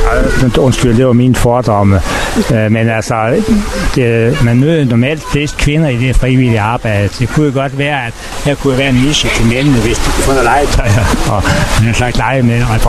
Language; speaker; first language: Danish; native; Danish